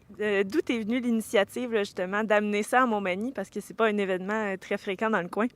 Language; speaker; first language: French; native; French